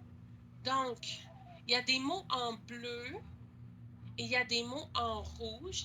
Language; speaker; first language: French; native; French